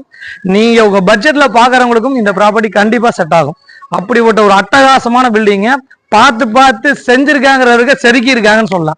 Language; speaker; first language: Tamil; native; Tamil